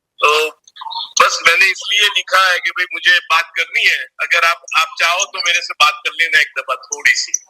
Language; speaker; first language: Hindi; native; Hindi